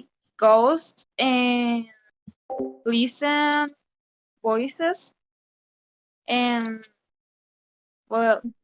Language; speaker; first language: English; non-native, learner; Spanish